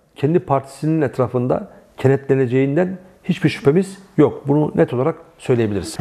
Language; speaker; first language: Turkish; native; Turkish